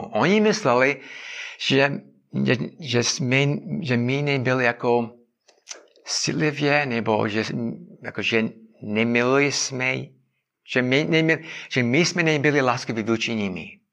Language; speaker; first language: Czech; non-native, learner; English